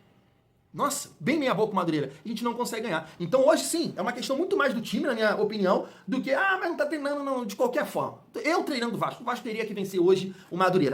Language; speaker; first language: Portuguese; native; Portuguese